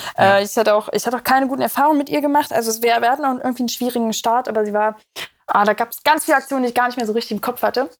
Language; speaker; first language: German; native; German